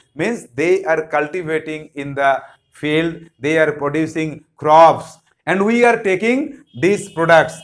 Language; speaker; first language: English; non-native, local second language; Bangla